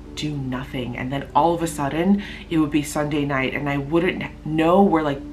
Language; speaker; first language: English; native; English